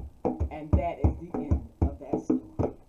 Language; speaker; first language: English; native; English